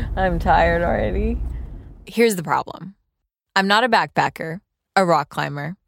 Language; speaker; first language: English; early bilingual, other home language; Urdu